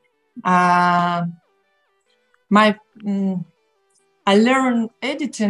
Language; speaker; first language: English; non-native, learner; Russian